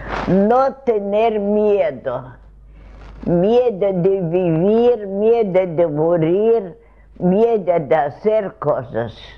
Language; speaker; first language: Spanish; non-native, fluent; Russian